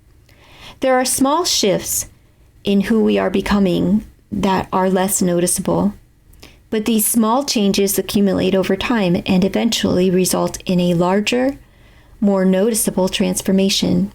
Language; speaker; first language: English; native; English